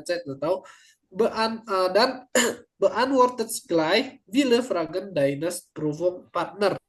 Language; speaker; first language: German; non-native, fluent; Indonesian